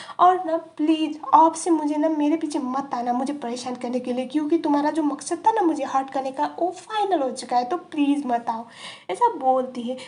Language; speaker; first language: Hindi; native; Hindi